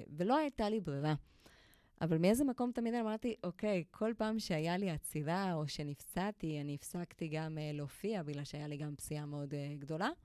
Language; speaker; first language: Hebrew; non-native, fluent; Spanish